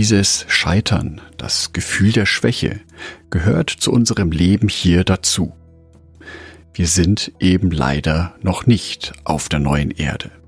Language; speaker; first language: German; native; German